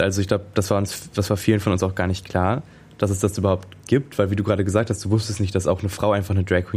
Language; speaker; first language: German; native; German